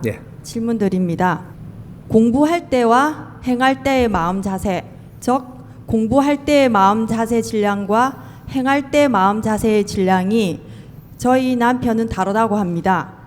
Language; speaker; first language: Korean; native; Korean